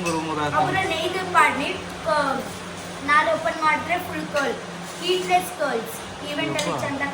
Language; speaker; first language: Kannada; non-native, local second language; Tulu